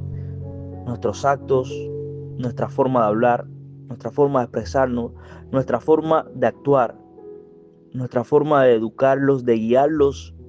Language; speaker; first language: Spanish; native; Spanish